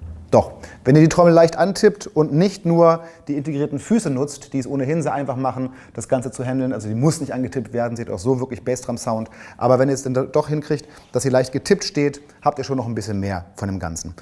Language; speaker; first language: German; native; German